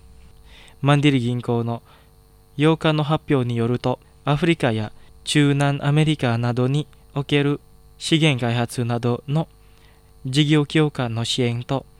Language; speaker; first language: Japanese; non-native, fluent; Indonesian